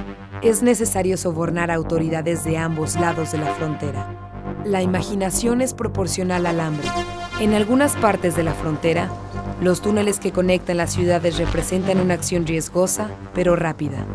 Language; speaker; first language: Spanish; native; Spanish